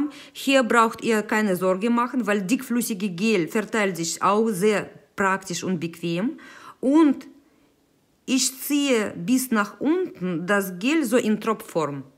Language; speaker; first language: German; non-native, fluent; Russian